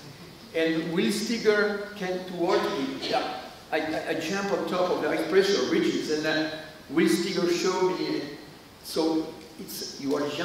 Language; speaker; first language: English; non-native, learner; French